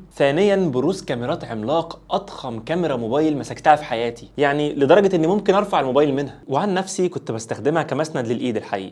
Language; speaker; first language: Arabic; native; Arabic